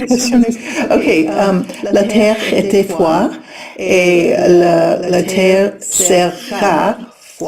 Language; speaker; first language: French; non-native, learner; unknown